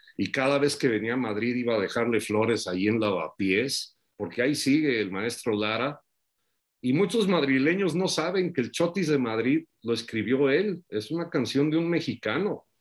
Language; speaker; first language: Spanish; native; Spanish